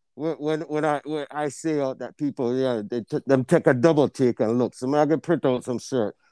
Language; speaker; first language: English; non-native, local second language; Jamaican Creole English